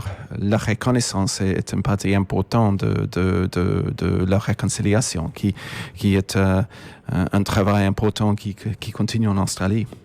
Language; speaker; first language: French; non-native, fluent; English